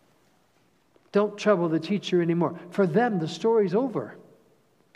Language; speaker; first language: English; native; English